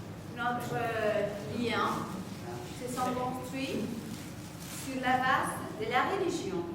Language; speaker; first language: French; non-native, fluent; Spanish